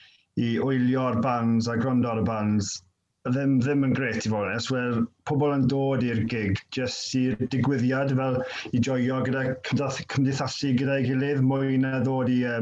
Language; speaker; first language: Welsh; native; Welsh